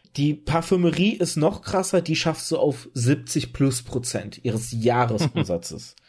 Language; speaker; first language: German; early bilingual, other home language; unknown